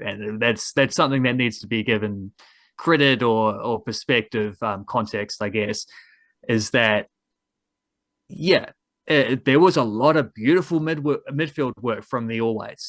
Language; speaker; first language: English; native; English